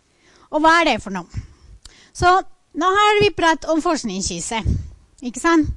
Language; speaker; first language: Norwegian; non-native, fluent; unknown